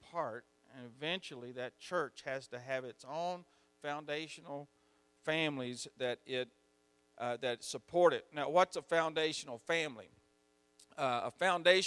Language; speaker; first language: English; native; English